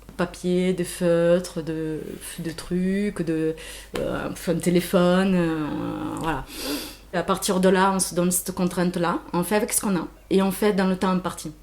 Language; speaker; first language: French; non-native, fluent; Portuguese